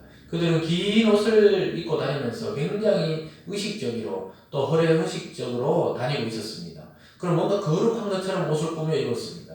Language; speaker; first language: Korean; native; Korean